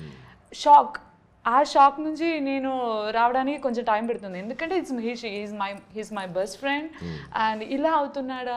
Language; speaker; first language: Telugu; non-native, learner; Malayalam